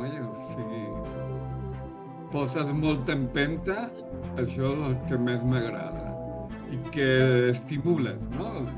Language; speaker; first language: Catalan; non-native, fluent; Spanish